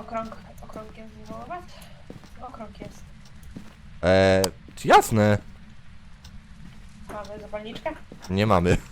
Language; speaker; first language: Polish; native; Polish